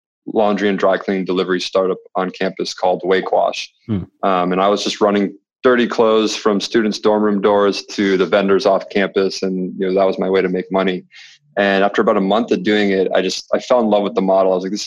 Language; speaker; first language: English; native; English